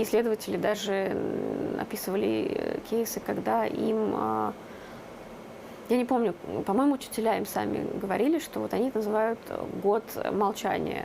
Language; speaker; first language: Russian; native; Russian